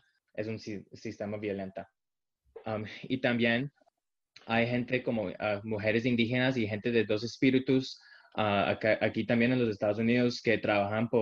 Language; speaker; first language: Spanish; early bilingual, heritage; Spanish